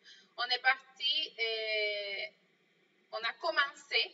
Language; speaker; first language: French; non-native, fluent; Spanish